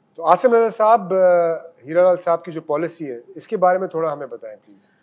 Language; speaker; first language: Urdu; native; Urdu